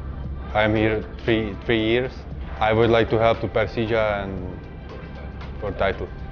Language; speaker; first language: English; non-native, learner; Czech